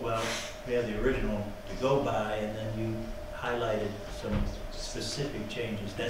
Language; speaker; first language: English; native; English